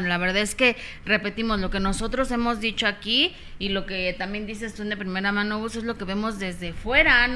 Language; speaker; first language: Spanish; native; Spanish